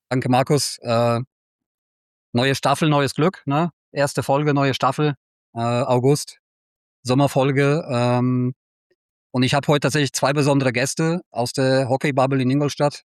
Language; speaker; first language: German; native; German